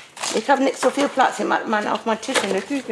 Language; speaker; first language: German; non-native, fluent; English